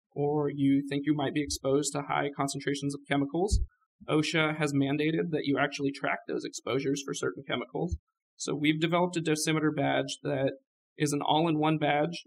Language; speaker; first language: English; native; English